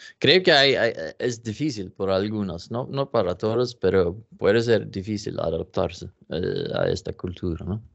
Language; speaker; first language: Spanish; non-native, learner; Norwegian